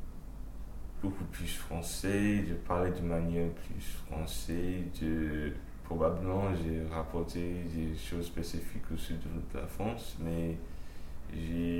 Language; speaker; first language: French; early bilingual, heritage; French